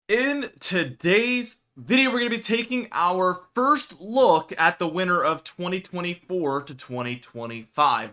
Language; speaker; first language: English; native; English